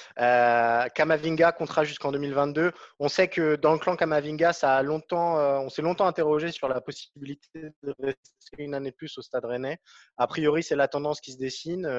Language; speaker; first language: French; native; French